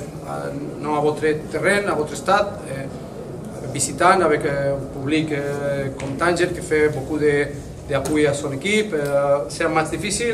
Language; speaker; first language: French; non-native, fluent; Spanish